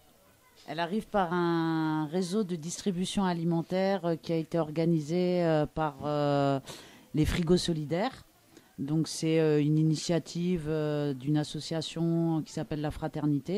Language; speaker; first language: French; native; French